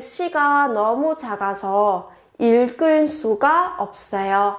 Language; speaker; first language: Korean; non-native, fluent; Vietnamese